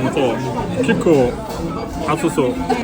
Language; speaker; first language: Japanese; non-native, fluent; French